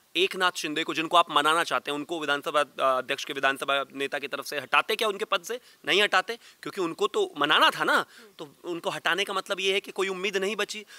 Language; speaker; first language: Hindi; native; Hindi